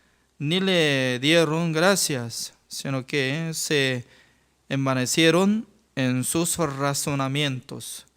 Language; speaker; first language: Spanish; non-native, fluent; Korean